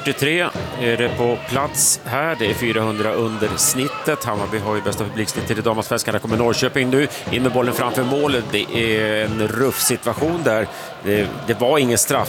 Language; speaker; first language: Swedish; native; Swedish